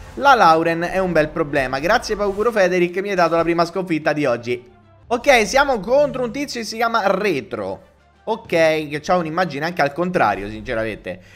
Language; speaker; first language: Italian; native; Italian